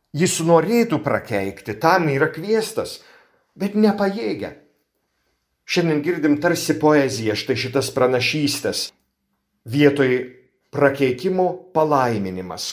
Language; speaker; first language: Lithuanian; native; Lithuanian